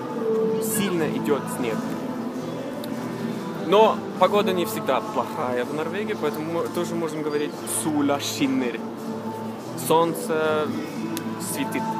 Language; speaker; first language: Russian; non-native, fluent; Norwegian